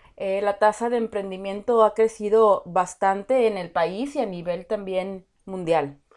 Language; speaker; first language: Spanish; native; Spanish